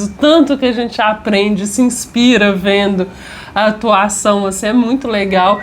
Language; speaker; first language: Portuguese; native; Portuguese